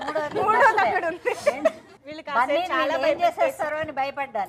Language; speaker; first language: Telugu; native; Telugu